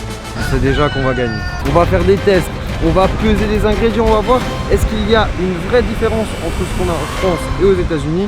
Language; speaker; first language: French; native; French